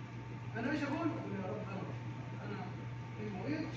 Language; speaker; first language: Arabic; non-native, learner; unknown